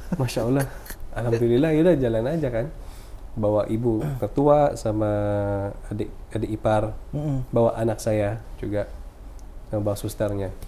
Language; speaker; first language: Indonesian; non-native, fluent; Filipino